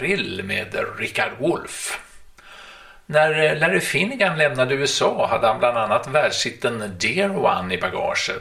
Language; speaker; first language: Swedish; native; Swedish